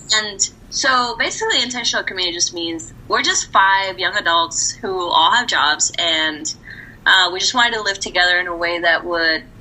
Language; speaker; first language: English; early bilingual, other home language; Spanish